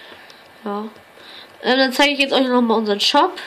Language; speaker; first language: German; native; German